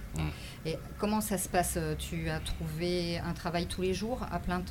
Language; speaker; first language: French; native; French